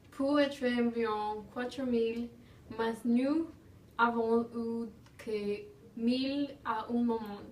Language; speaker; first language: French; non-native, learner; English